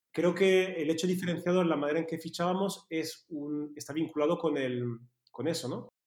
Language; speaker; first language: Spanish; non-native, fluent; French